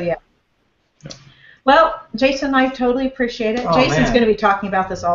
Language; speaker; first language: English; native; English